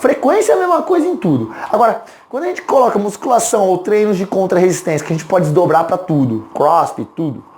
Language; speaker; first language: Portuguese; native; Portuguese